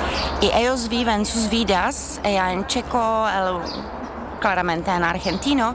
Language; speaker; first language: Spanish; non-native, learner; Czech